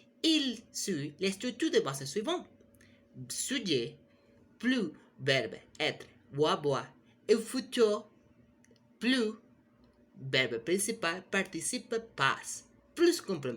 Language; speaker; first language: French; non-native, learner; Spanish